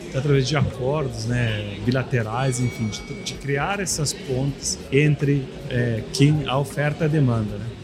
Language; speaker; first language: Portuguese; non-native, fluent; Italian